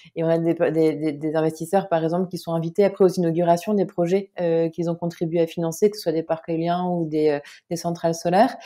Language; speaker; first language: French; native; French